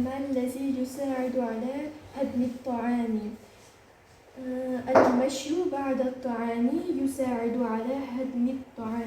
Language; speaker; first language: Arabic; non-native, learner; Uzbek